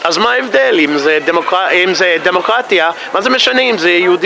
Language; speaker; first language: Hebrew; non-native, fluent; English